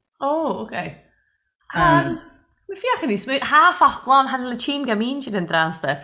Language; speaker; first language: Irish; non-native, local second language; English